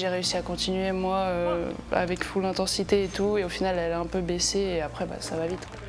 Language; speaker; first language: French; native; French